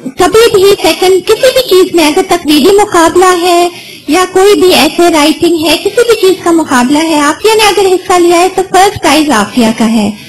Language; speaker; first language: Urdu; native; Urdu